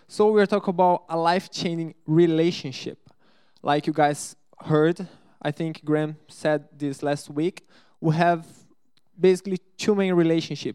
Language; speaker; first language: English; non-native, fluent; Portuguese